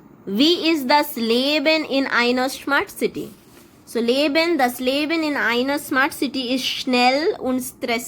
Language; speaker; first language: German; non-native, fluent; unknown